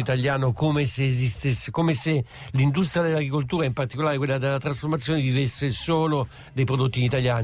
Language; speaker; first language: Italian; native; Italian